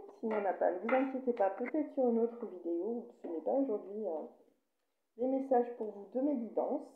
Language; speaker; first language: French; native; French